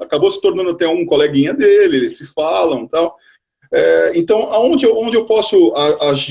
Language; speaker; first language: Portuguese; native; Portuguese